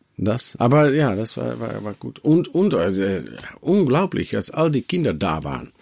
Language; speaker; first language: German; non-native, learner; Dutch